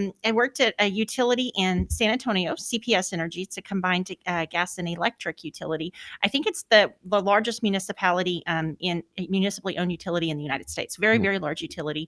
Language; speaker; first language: English; native; English